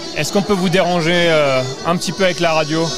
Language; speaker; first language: French; native; French